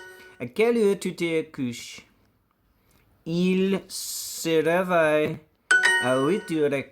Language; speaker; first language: French; non-native, learner; English